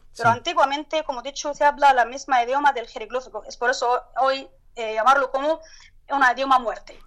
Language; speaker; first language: Spanish; non-native, learner; Turkish